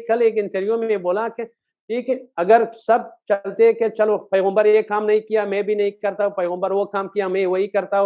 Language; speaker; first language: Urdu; non-native, fluent; Persian